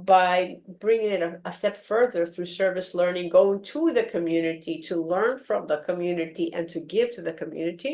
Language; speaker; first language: English; non-native, fluent; Greek